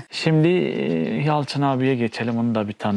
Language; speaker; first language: Turkish; native; Turkish